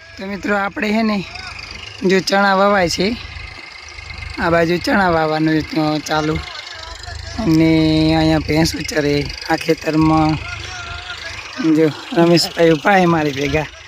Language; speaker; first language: Gujarati; native; Gujarati